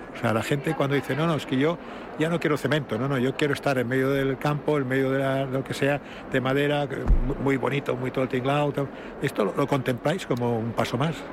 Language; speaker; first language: Spanish; native; Spanish